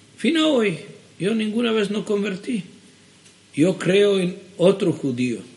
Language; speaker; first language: Spanish; early bilingual, heritage; Spanish